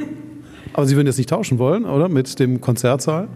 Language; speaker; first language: German; native; German